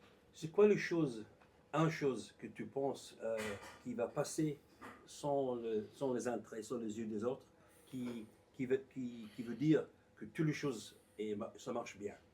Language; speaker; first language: French; non-native, learner; English